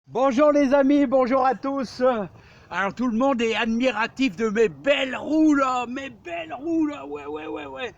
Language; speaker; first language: French; native; French